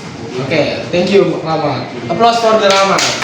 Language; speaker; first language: English; non-native, learner; Indonesian